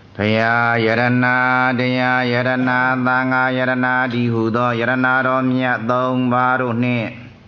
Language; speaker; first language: Burmese; native; Burmese